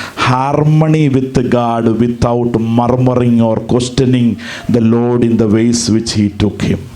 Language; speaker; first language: English; non-native, local second language; Malayalam